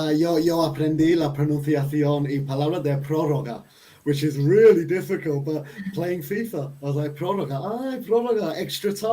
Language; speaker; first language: Spanish; non-native, fluent; English